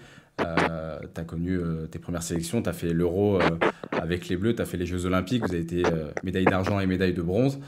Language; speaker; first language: French; native; French